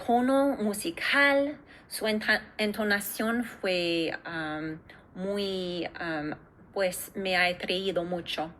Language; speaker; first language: Spanish; non-native, fluent; English